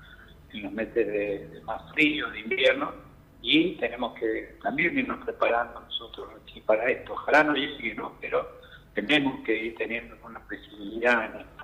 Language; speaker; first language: Spanish; native; Spanish